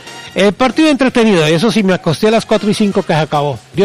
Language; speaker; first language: Spanish; native; Spanish